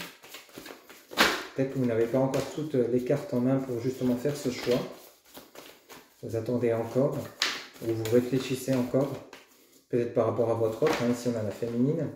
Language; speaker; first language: French; native; French